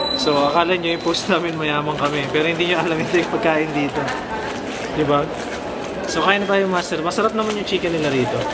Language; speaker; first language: Filipino; native; Filipino